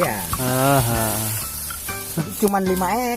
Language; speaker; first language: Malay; non-native, local second language; Sundanese